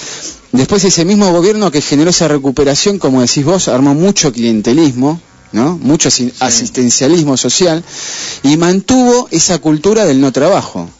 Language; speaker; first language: Spanish; native; Spanish